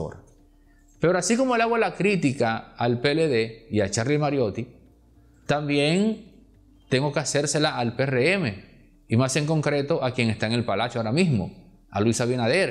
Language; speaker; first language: Spanish; native; Spanish